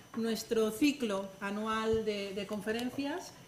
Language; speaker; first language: Spanish; native; Spanish